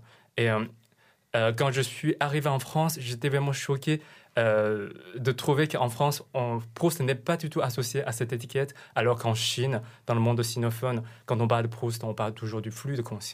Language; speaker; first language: French; non-native, fluent; Chinese